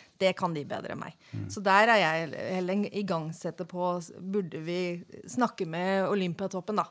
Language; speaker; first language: Norwegian; native; Norwegian